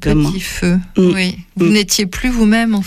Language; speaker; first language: French; native; French